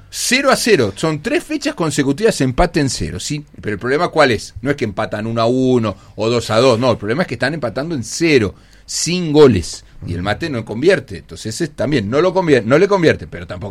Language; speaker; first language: Spanish; native; Spanish